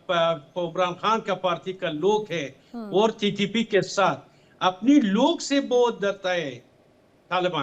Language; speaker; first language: Hindi; non-native, fluent; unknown